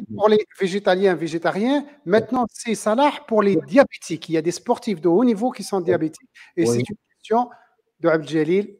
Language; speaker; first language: French; non-native, local second language; Arabic